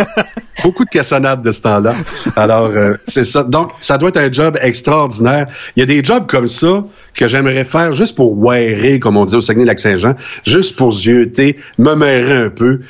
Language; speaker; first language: French; native; French